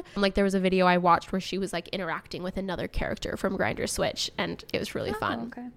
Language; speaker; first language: English; native; English